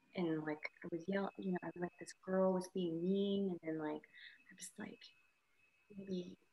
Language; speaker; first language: English; native; English